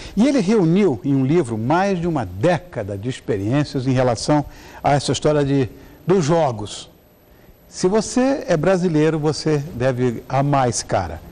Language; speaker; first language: Portuguese; native; Portuguese